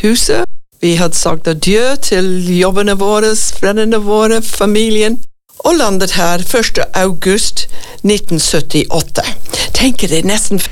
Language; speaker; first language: Norwegian; non-native, fluent; English